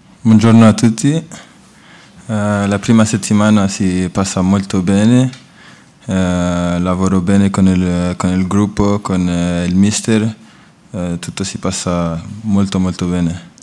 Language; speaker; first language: Italian; non-native, learner; French